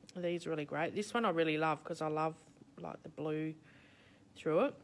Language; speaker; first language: English; native; English